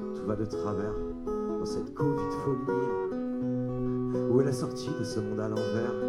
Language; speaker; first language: French; native; French